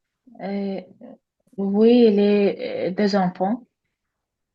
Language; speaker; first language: French; non-native, learner; Azerbaijani